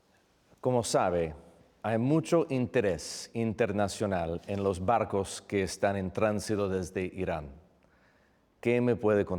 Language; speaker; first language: Spanish; non-native, fluent; English